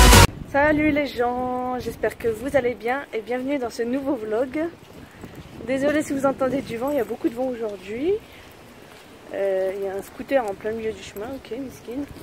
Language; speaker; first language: French; native; French